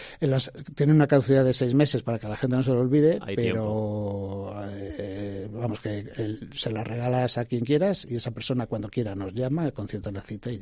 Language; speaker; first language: Spanish; native; Spanish